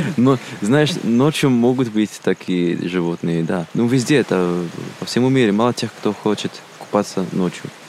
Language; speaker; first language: Russian; non-native, fluent; Arabic